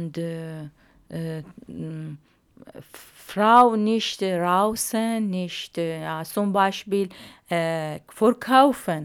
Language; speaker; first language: German; non-native, learner; Arabic